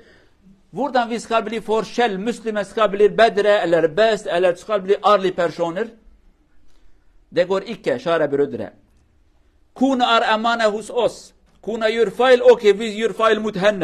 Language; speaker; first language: Swedish; non-native, learner; Kurdish